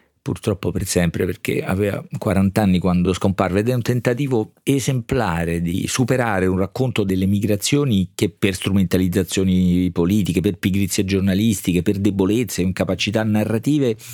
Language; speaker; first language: Italian; native; Italian